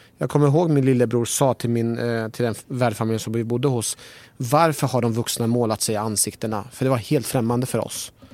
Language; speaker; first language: Swedish; early bilingual, other home language; Persian